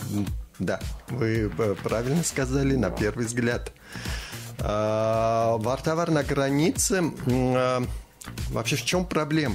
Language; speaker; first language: Russian; non-native, fluent; Armenian